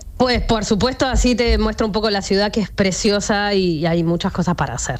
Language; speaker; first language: Spanish; native; Spanish